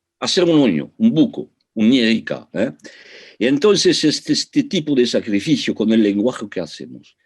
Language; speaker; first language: Spanish; early bilingual, heritage; Spanish